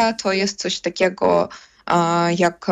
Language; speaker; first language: Polish; non-native, fluent; Ukrainian